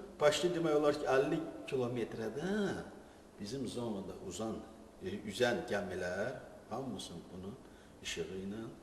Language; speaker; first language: Azerbaijani; native; Azerbaijani